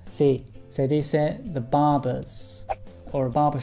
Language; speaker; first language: Spanish; non-native, fluent; English